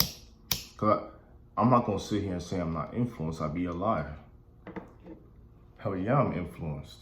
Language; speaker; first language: English; native; English